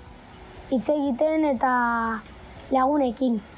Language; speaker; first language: Basque; non-native, local second language; Spanish